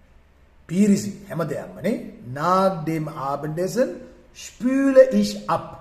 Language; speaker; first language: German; non-native, fluent; Sinhala